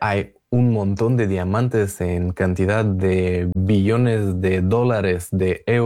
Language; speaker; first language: Spanish; non-native, fluent; Russian